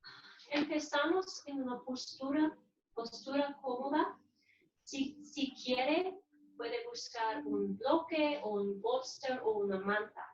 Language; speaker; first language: Spanish; non-native, learner; English